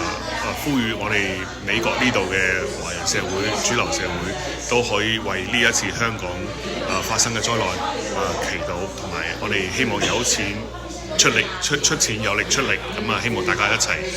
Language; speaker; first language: Cantonese; native; Cantonese